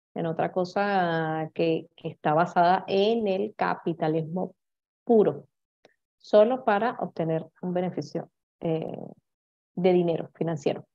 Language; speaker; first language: Spanish; native; Spanish